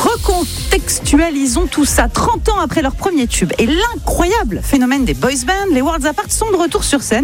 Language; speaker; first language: French; native; French